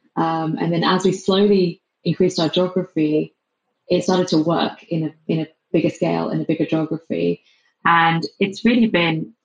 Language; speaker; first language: English; native; English